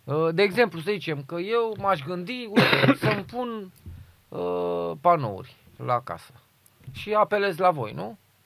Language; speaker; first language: Romanian; native; Romanian